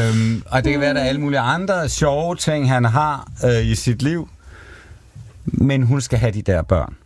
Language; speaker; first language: Danish; native; Danish